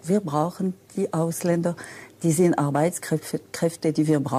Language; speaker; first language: German; non-native, local second language; French